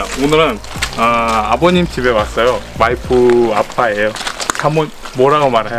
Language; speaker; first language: Korean; non-native, learner; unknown